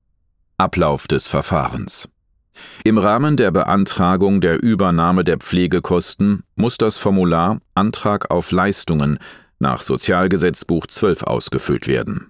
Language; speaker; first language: German; native; German